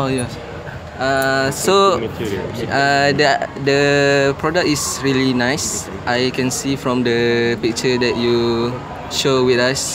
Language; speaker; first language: English; non-native, local second language; Malay